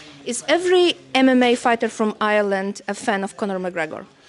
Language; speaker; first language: English; non-native, fluent; Polish